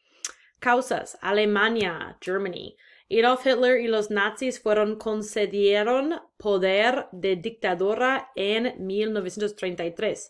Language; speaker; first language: Spanish; non-native, fluent; English